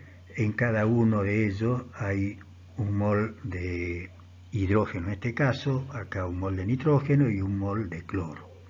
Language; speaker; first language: Spanish; native; Spanish